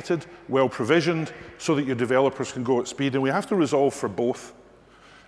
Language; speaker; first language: English; native; English